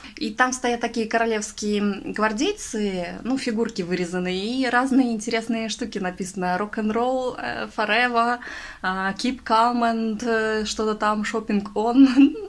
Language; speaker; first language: Russian; native; Russian